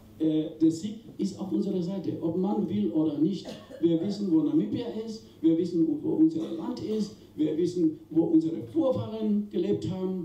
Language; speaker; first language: German; non-native, fluent; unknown